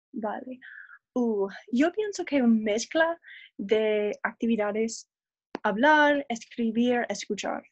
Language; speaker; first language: Spanish; non-native, learner; English